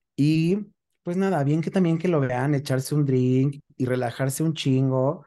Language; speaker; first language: Spanish; native; Spanish